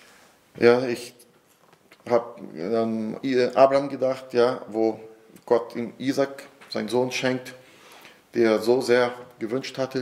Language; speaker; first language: German; non-native, fluent; Portuguese